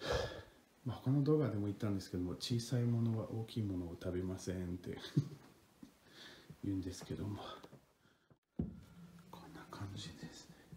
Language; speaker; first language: Japanese; non-native, fluent; French